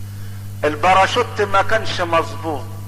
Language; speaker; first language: Arabic; native; Arabic